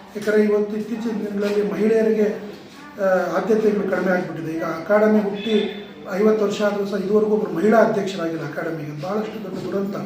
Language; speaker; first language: Kannada; native; Kannada